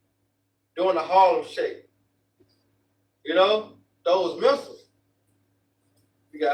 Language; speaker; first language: English; native; English